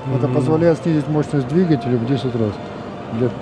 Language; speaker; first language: Russian; native; Russian